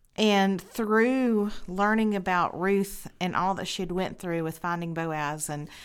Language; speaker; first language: English; native; English